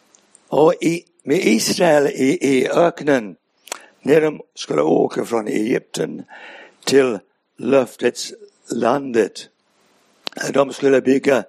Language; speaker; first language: Swedish; non-native, fluent; English